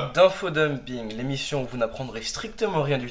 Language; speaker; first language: French; native; French